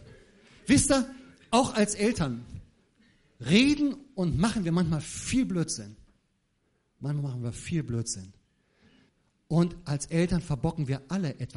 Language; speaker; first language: German; native; German